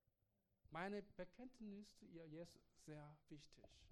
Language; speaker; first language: German; non-native, learner; Korean